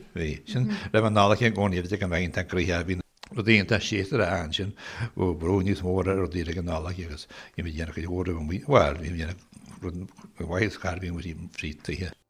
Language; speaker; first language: Irish; native; Irish